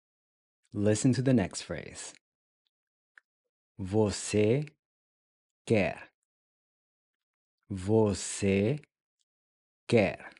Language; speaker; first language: Portuguese; non-native, fluent; English